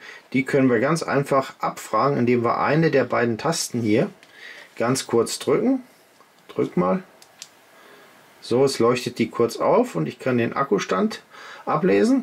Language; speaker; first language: German; native; German